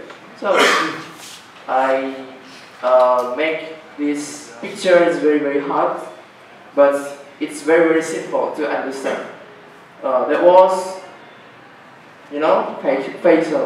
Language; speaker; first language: English; non-native, learner; Indonesian